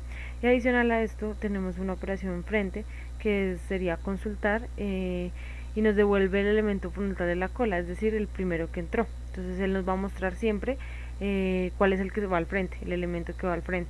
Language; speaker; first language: Spanish; native; Spanish